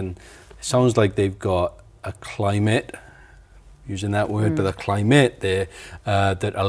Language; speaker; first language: English; native; English